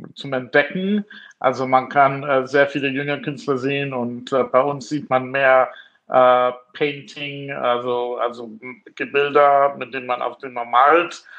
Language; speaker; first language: German; non-native, fluent; English